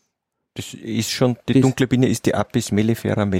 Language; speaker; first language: German; native; German